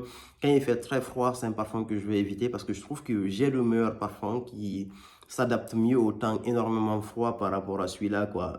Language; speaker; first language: French; native; French